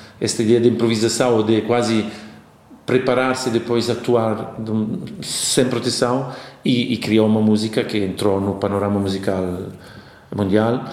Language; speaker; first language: Portuguese; non-native, fluent; Italian